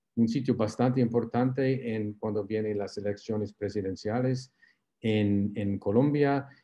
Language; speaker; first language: Spanish; non-native, fluent; English